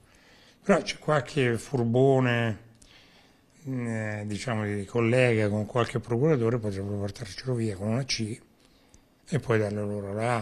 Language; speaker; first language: Italian; native; Italian